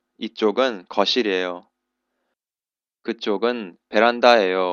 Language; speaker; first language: Korean; non-native, fluent; English